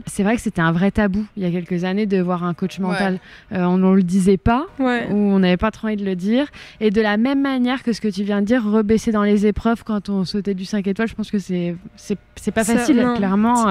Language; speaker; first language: French; native; French